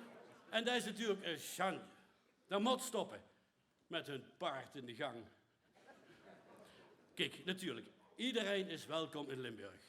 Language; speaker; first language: Dutch; native; Dutch